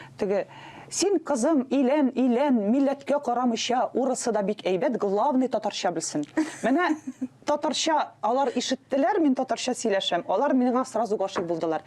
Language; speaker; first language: Tatar; non-native, local second language; Russian